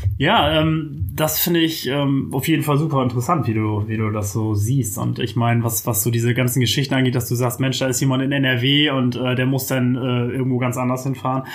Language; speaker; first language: German; native; German